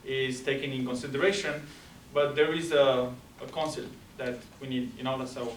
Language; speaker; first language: English; non-native, fluent; Romanian